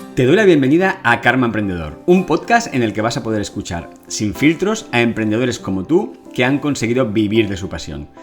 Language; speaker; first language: Spanish; native; Spanish